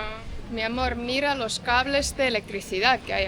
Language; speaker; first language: Spanish; non-native, fluent; Estonian